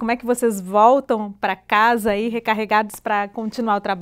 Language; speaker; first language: Portuguese; native; Portuguese